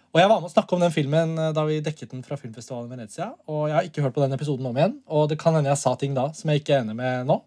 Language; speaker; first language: Norwegian; native; Norwegian